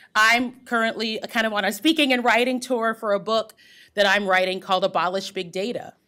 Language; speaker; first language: English; native; English